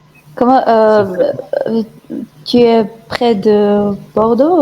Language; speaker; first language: French; non-native, fluent; Arabic